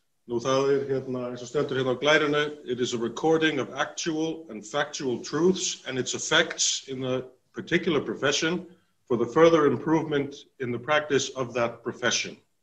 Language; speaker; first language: English; non-native, fluent; Icelandic